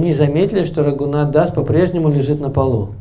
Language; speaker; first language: Russian; native; Russian